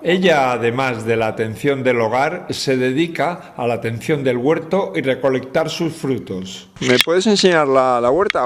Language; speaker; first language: Spanish; native; Spanish